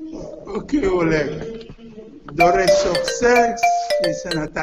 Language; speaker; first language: Romanian; non-native, learner; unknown